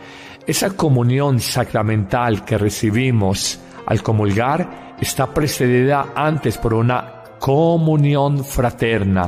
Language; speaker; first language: Spanish; native; Spanish